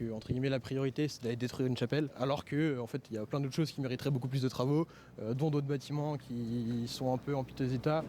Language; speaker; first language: French; native; French